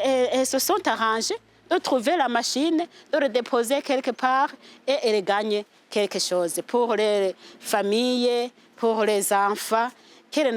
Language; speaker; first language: French; non-native, local second language; Rundi